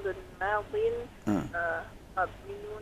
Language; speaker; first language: Arabic; non-native, learner; Indonesian